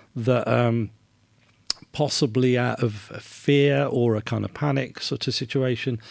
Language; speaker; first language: English; native; English